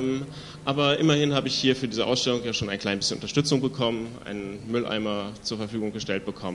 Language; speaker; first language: German; native; German